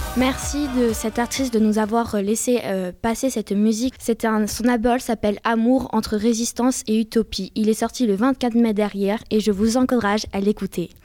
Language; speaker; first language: French; native; French